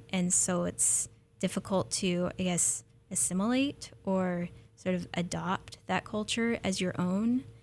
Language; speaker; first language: English; native; English